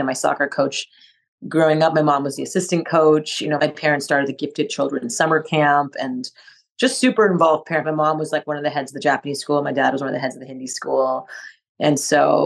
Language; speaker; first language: English; non-native, fluent; French